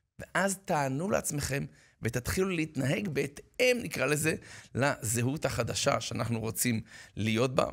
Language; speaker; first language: Hebrew; native; Hebrew